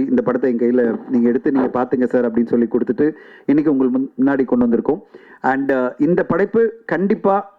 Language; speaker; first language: Tamil; native; Tamil